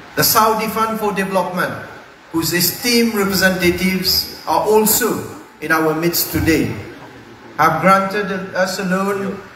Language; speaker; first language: English; non-native, local second language; Morisyen